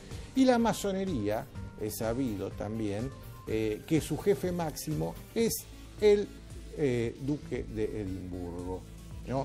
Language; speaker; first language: Spanish; native; Spanish